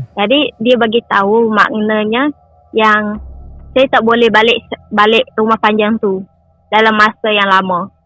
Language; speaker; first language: Malay; non-native, local second language; Iban